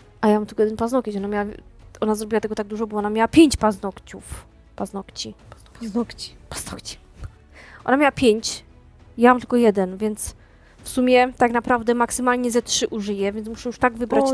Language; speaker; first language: Polish; native; Polish